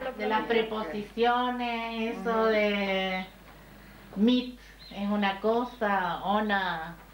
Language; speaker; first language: Spanish; native; Spanish